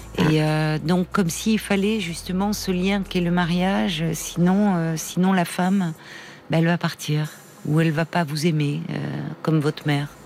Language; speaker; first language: French; native; French